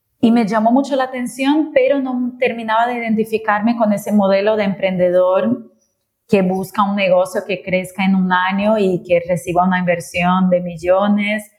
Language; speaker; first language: Spanish; non-native, fluent; Portuguese